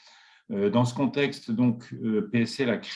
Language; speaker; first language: French; native; French